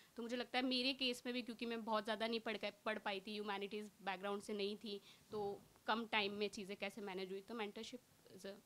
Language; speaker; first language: Hindi; native; Hindi